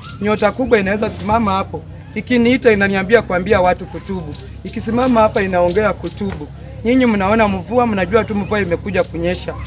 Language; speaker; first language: Swahili; non-native, local second language; Luyia